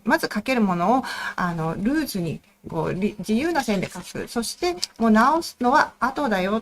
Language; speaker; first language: Japanese; native; Japanese